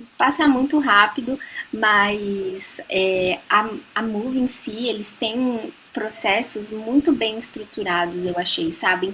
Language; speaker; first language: Portuguese; native; Portuguese